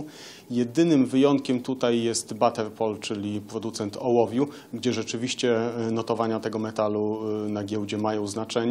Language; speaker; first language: Polish; native; Polish